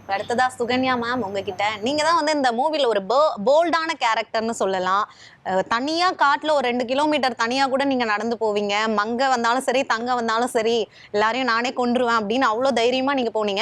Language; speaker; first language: Tamil; native; Tamil